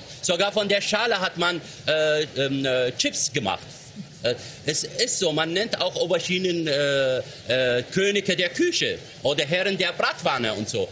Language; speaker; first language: German; non-native, fluent; Arabic